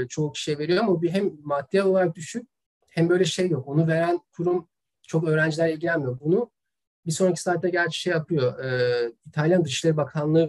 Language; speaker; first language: Turkish; native; Turkish